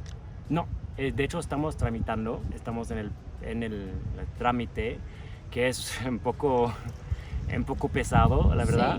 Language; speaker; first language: Spanish; non-native, fluent; English